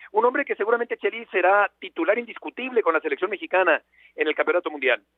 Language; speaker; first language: Spanish; native; Spanish